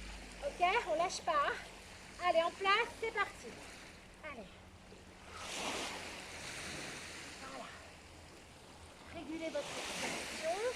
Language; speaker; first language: French; native; French